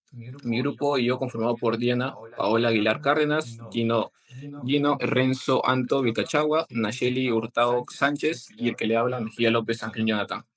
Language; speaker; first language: Spanish; native; Spanish